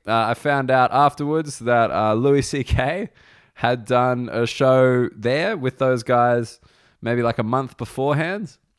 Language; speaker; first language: English; native; English